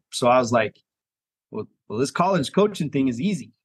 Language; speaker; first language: English; native; English